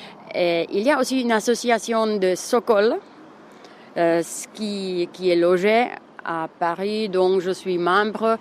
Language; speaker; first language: French; non-native, fluent; Czech